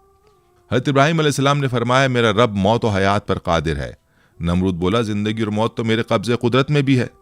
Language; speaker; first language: Urdu; native; Urdu